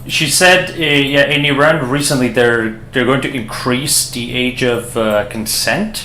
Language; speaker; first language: English; early bilingual, other home language; Persian